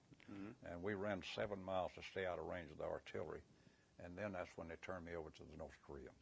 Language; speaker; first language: English; native; English